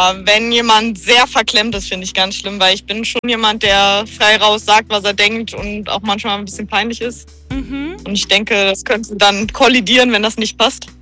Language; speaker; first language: German; native; German